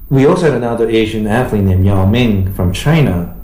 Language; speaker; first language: English; early bilingual, other home language; Japanese